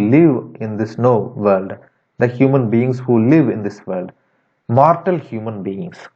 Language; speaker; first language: English; non-native, local second language; Tamil